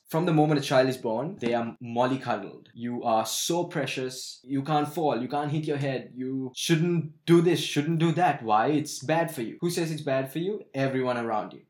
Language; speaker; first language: English; non-native, local second language; Sinhala